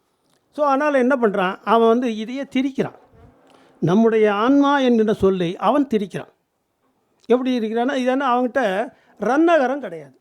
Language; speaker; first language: Tamil; native; Tamil